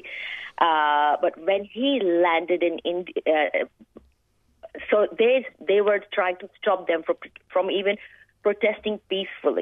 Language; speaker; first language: English; non-native, local second language; Hindi